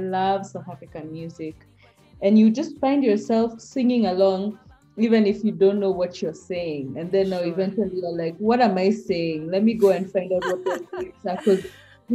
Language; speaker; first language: English; native; English